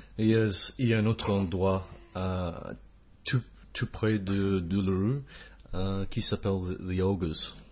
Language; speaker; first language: French; non-native, fluent; English